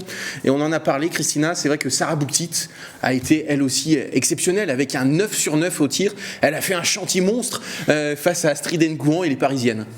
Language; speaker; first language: French; native; French